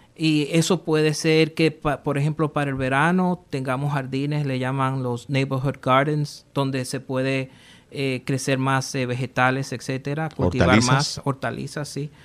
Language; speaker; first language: Spanish; early bilingual, heritage; Spanish